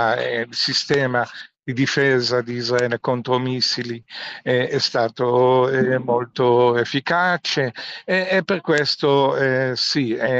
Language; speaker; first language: Italian; non-native, fluent; Hebrew